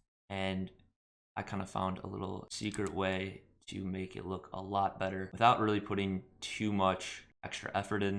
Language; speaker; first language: English; native; English